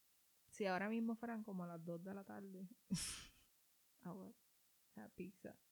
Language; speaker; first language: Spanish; early bilingual, heritage; Spanish